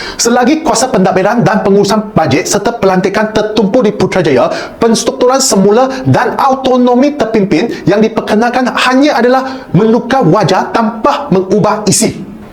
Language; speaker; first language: Malay; non-native, local second language; Chinese